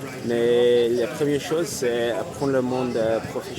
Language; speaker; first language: French; non-native, learner; English